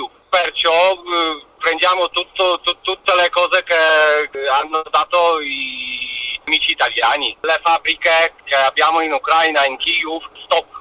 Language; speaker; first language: Italian; non-native, learner; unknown